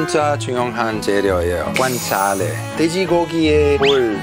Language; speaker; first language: Korean; non-native, learner; Italian